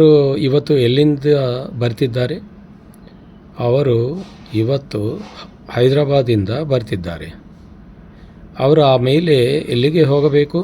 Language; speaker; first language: Kannada; non-native, learner; Telugu